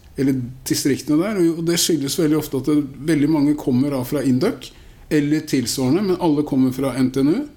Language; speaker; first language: Norwegian; native; Norwegian